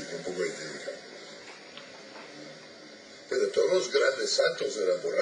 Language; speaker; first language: Spanish; non-native, fluent; French